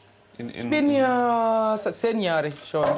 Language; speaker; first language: German; non-native, learner; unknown